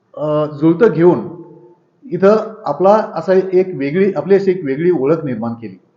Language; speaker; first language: Marathi; non-native, local second language; Konkani